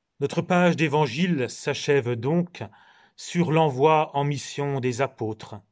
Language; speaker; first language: French; native; French